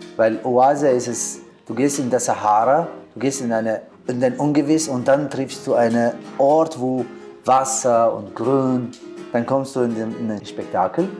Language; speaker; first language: German; non-native, learner; Arabic